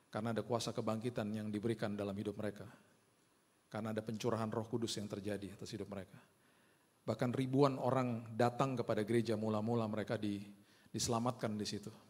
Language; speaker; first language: Indonesian; early bilingual, other home language; Hindi